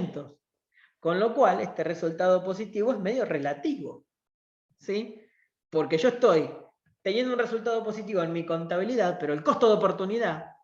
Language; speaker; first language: Spanish; native; Spanish